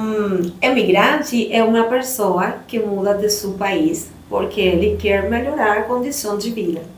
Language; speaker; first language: Portuguese; non-native, learner; Spanish